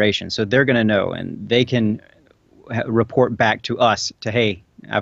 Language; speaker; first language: English; native; English